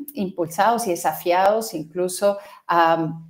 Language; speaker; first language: Spanish; native; Spanish